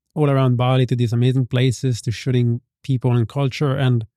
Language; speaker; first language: English; non-native, fluent; Italian